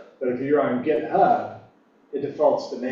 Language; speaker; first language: English; native; English